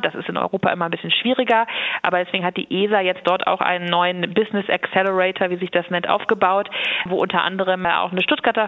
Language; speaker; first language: German; native; German